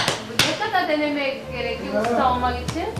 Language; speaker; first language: Turkish; non-native, fluent; Korean